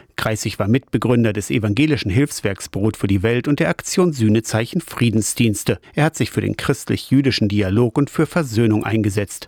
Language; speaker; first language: German; native; German